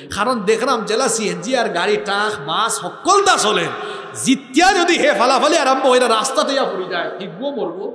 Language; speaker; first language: Bangla; non-native, local second language; Sylheti